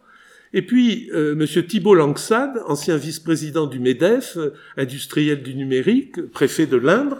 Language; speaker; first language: French; native; French